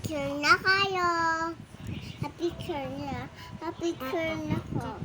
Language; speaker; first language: Filipino; non-native, local second language; Cebuano